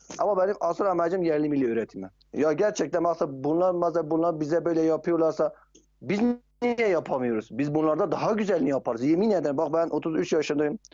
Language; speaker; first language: Turkish; non-native, local second language; Kurdish